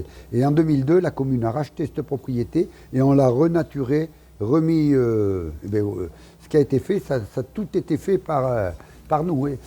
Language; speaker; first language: French; native; French